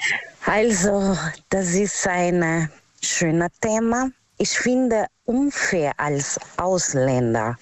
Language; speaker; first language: German; non-native, learner; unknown